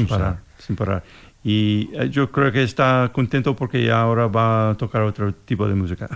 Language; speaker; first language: Spanish; non-native, fluent; English